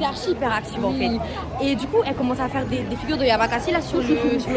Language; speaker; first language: French; native; French